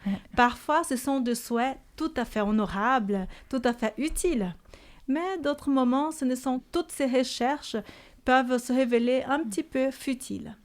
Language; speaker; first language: French; native; French